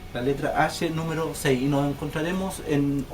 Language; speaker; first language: Spanish; native; Spanish